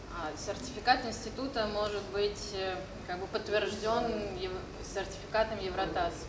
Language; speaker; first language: Russian; native; Russian